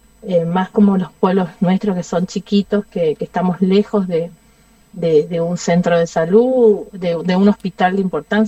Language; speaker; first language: Spanish; native; Spanish